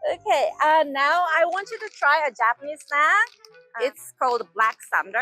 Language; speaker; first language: English; non-native, fluent; Japanese